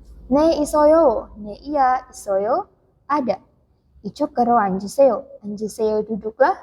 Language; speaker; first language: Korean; non-native, learner; Indonesian